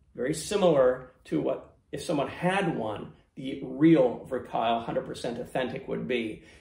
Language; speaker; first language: English; native; English